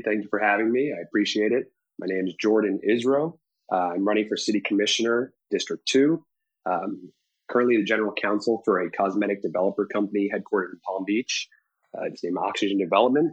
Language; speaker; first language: English; native; English